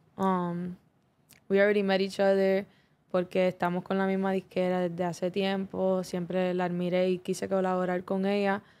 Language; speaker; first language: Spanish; early bilingual, heritage; Spanish